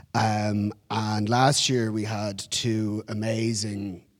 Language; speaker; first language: English; native; English